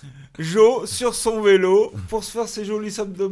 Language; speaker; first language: French; native; French